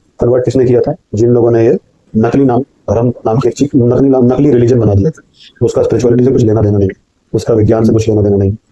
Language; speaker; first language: Hindi; native; Hindi